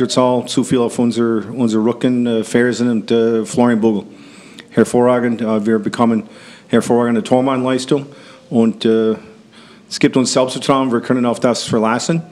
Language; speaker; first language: German; non-native, fluent; English